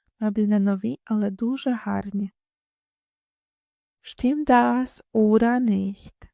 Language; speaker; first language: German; non-native, fluent; Ukrainian